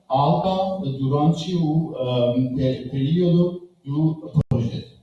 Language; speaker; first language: Portuguese; non-native, learner; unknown